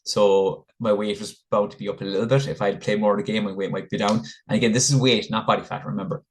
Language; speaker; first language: English; native; English